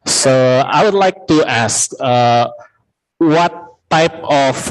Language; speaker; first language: English; non-native, learner; Indonesian